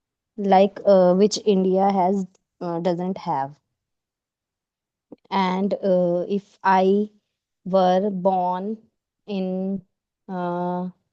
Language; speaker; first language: English; non-native, learner; Hindi